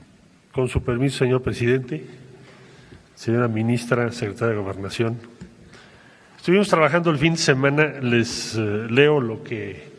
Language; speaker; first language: Spanish; native; Spanish